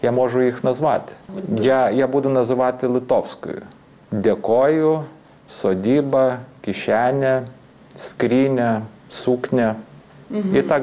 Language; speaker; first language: Ukrainian; non-native, fluent; Lithuanian